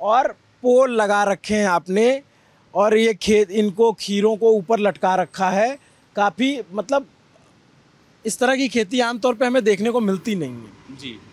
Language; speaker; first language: Hindi; native; Hindi